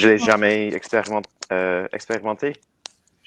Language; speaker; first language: French; non-native, learner; English